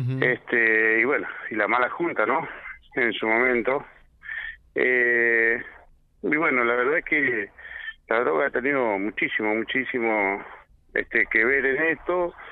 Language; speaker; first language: Spanish; native; Spanish